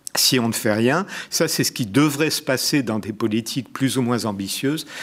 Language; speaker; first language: French; native; French